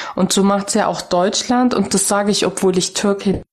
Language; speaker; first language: German; native; German